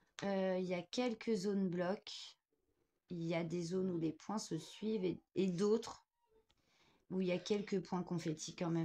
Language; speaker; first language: French; native; French